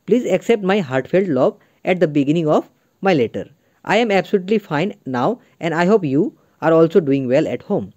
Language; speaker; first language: English; non-native, local second language; Assamese